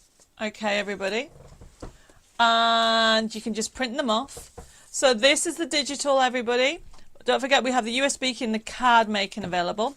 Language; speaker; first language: English; native; English